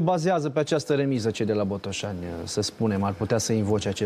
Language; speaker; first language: Romanian; native; Romanian